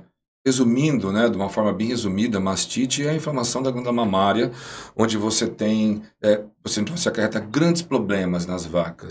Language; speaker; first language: Portuguese; native; Portuguese